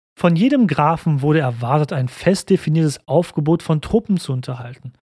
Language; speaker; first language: German; native; German